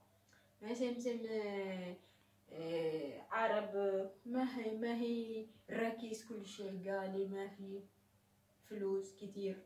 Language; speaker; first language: Arabic; non-native, learner; Oromo